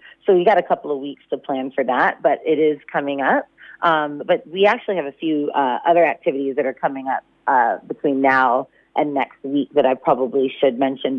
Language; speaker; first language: English; native; English